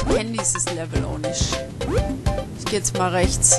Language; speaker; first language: German; native; German